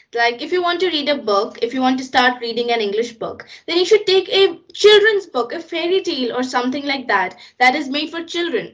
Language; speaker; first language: English; non-native, local second language; Hindi